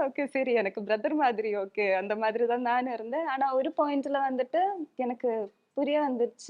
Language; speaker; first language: Tamil; non-native, local second language; Malayalam